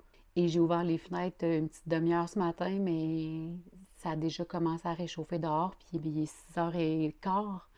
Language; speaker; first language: French; native; French